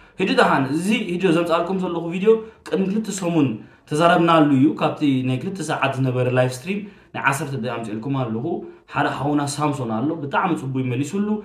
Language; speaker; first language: Tigrinya; early bilingual, heritage; Tigrinya